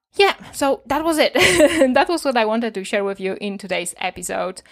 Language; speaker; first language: English; non-native, fluent; Polish